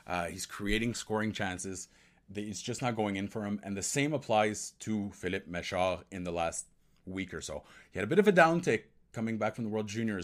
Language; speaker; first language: English; native; English